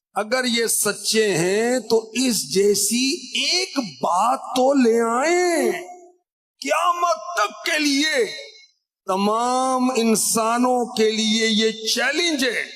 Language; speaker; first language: Urdu; non-native, local second language; Punjabi